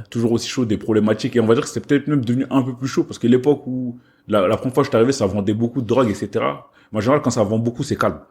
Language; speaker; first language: French; early bilingual, other home language; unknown